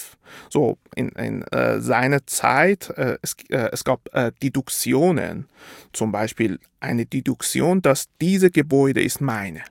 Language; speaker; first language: German; non-native, fluent; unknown